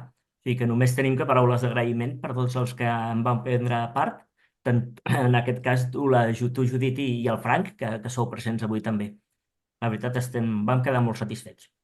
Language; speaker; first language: Catalan; non-native, local second language; Spanish